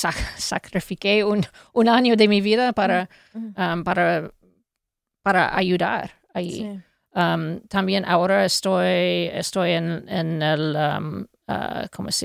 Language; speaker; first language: Spanish; non-native, fluent; English